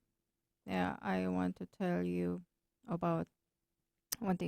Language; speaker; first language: English; non-native, learner; Korean